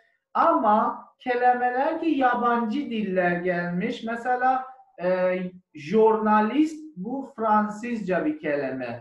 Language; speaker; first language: Turkish; non-native, learner; German